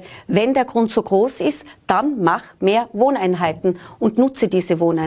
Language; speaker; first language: German; native; German